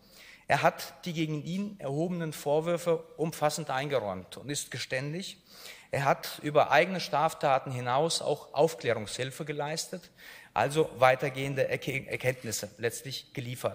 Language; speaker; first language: German; native; German